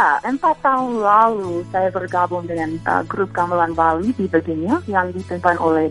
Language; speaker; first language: Indonesian; non-native, fluent; English